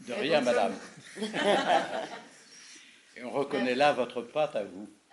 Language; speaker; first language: French; native; French